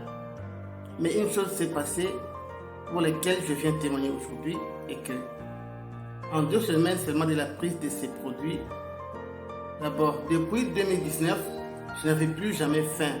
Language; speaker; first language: French; non-native, local second language; Lingala